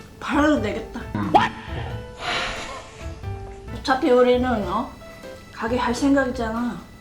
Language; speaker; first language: Korean; non-native, learner; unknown